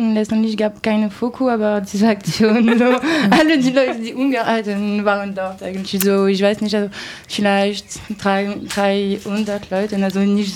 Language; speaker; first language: German; non-native, learner; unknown